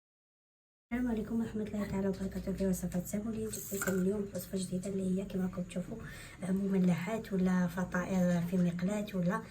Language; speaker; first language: Arabic; native; Arabic